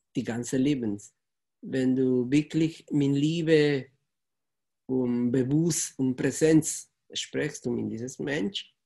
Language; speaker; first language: German; non-native, fluent; Spanish